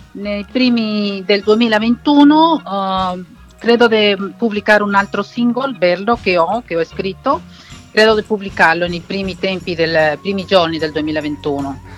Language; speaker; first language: Italian; non-native, fluent; Spanish